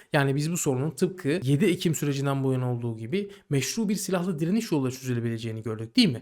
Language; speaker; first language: Turkish; native; Turkish